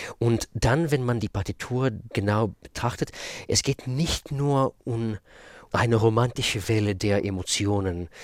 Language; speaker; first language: German; non-native, fluent; Russian